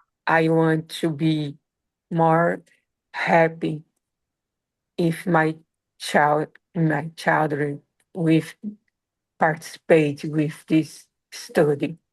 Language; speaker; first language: English; non-native, learner; Portuguese